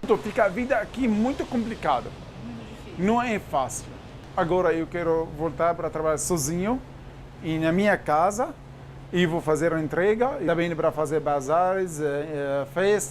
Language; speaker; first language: Portuguese; non-native, learner; Arabic